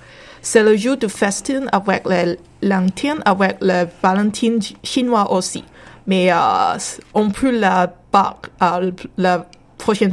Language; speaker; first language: French; non-native, learner; Chinese